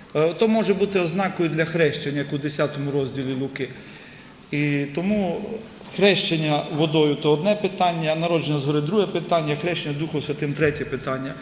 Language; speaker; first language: Ukrainian; native; Ukrainian